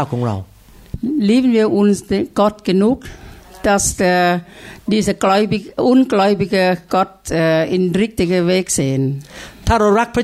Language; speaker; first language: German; non-native, learner; Thai